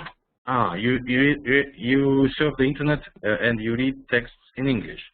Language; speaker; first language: English; non-native, fluent; Russian